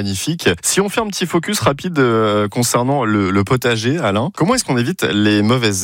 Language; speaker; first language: French; native; French